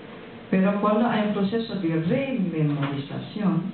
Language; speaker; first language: Spanish; non-native, fluent; French